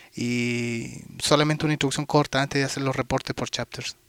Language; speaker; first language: Spanish; native; Spanish